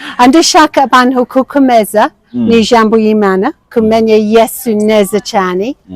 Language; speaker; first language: Kinyarwanda; non-native, learner; English